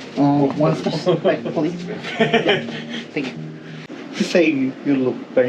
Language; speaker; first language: English; non-native, learner; Korean